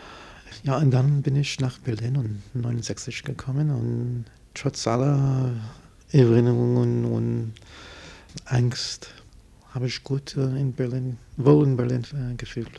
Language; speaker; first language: German; non-native, fluent; English